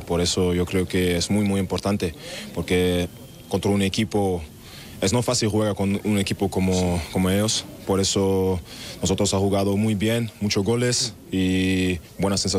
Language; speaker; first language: Spanish; non-native, learner; German